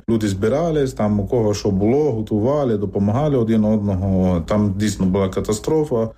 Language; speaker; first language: Ukrainian; non-native, fluent; Arabic